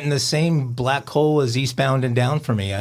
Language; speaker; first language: English; native; English